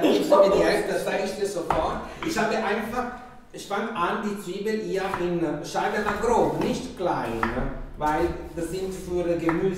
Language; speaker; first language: German; non-native, fluent; Italian